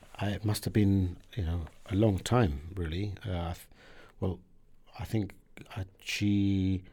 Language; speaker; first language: English; early bilingual, other home language; Persian